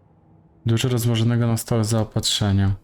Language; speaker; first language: Polish; native; Polish